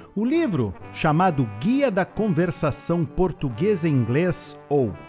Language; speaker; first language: Portuguese; native; Portuguese